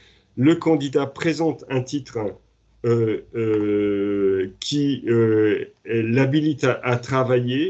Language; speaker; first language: French; native; French